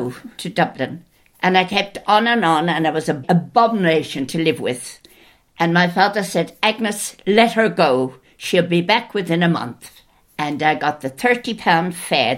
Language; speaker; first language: English; native; English